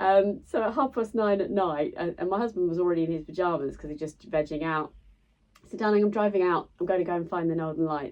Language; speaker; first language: English; native; English